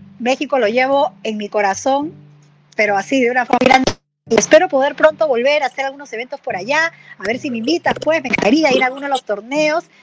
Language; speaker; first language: Spanish; native; Spanish